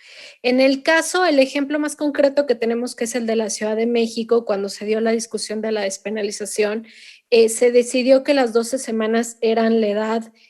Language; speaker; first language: Spanish; native; Spanish